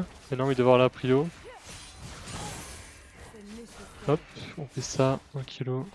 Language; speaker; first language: French; native; French